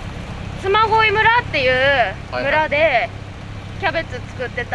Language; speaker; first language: Japanese; native; Japanese